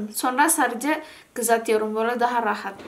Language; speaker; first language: Turkish; non-native, learner; Indonesian